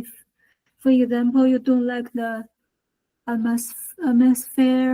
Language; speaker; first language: English; non-native, learner; Chinese